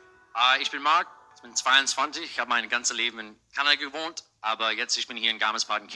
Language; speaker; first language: German; early bilingual, heritage; English